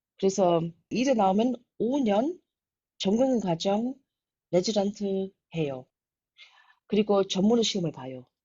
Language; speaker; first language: Korean; early bilingual, heritage; Korean